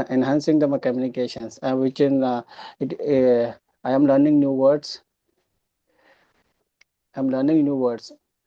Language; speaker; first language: English; non-native, learner; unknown